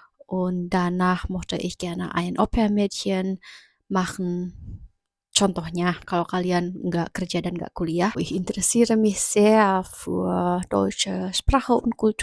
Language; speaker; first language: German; non-native, learner; Indonesian